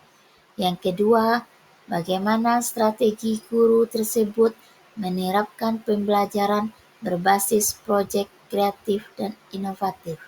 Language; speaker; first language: Indonesian; native; Indonesian